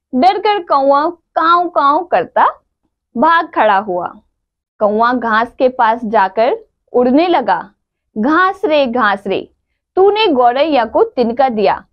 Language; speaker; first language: Hindi; native; Hindi